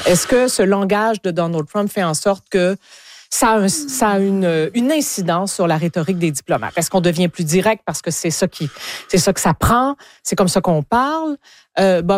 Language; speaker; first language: French; native; French